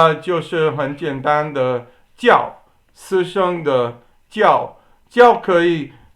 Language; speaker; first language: Chinese; non-native, learner; English